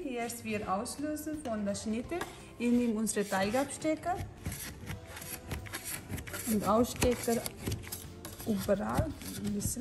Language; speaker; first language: German; non-native, learner; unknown